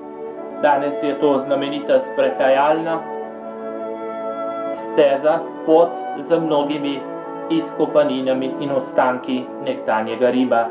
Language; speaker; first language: Slovenian; native; Slovenian